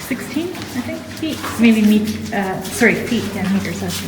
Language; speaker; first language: English; native; English